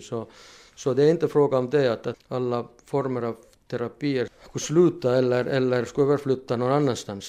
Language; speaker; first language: Swedish; non-native, fluent; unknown